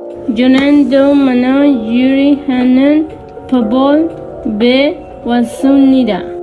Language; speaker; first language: Korean; non-native, learner; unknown